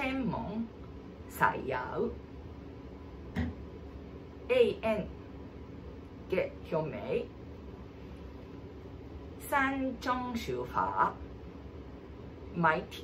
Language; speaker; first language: Cantonese; non-native, learner; Japanese